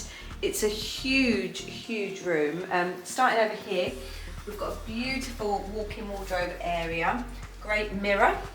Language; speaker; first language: English; native; English